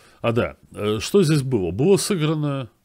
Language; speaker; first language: Russian; native; Russian